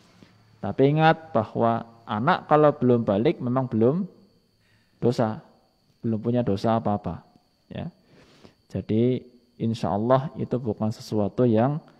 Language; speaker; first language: Indonesian; non-native, local second language; Javanese